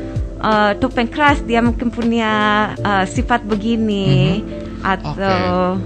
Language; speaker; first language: Indonesian; non-native, fluent; English